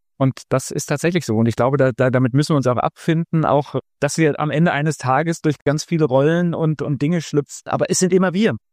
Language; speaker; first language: German; native; German